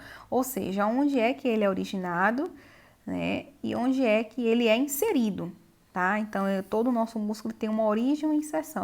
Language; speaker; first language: Portuguese; native; Portuguese